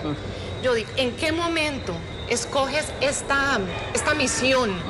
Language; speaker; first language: Spanish; native; Spanish